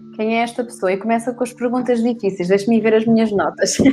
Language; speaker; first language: Portuguese; native; Portuguese